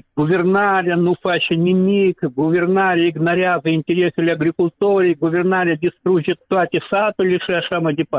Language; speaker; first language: Romanian; non-native, local second language; Russian